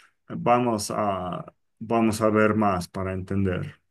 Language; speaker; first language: Spanish; non-native, fluent; English